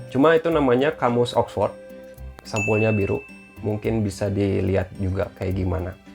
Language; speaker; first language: Indonesian; native; Indonesian